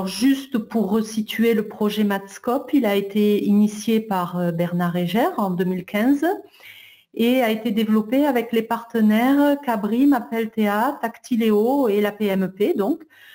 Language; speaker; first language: French; native; French